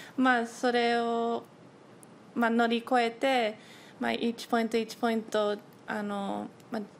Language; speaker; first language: Japanese; early bilingual, heritage; Japanese